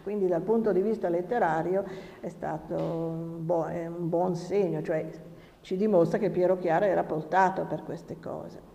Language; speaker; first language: Italian; native; Italian